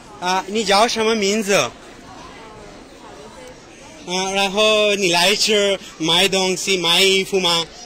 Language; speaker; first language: Chinese; non-native, learner; Pashto